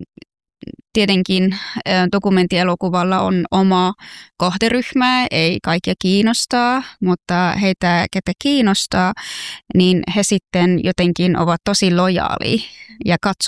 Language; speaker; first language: Finnish; non-native, fluent; Persian